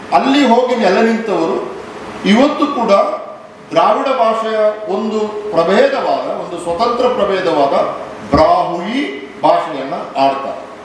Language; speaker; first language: Kannada; non-native, local second language; Tulu